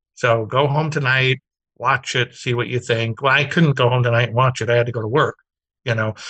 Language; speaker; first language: English; native; English